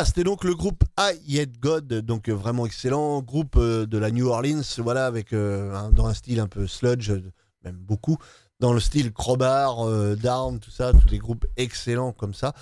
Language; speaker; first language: French; native; French